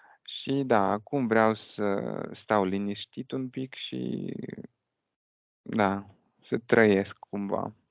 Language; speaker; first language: Romanian; non-native, fluent; Russian